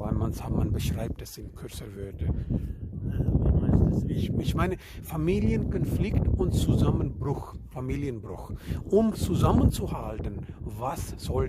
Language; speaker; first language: German; non-native, learner; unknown